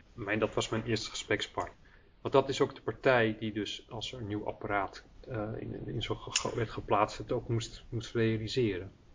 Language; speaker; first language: Dutch; early bilingual, heritage; Dutch